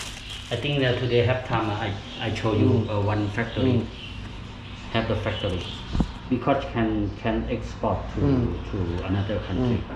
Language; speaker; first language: English; non-native, learner; Thai